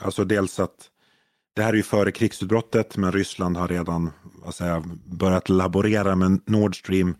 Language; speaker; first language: Swedish; native; Swedish